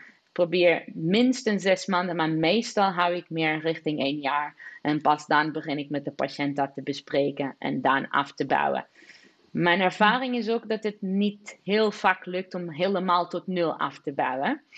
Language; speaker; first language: Dutch; non-native, fluent; Portuguese